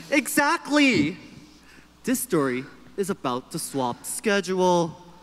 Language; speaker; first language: English; native; English